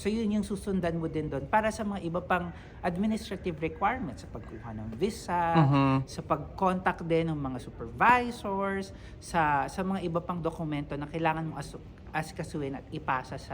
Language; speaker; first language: Filipino; native; Filipino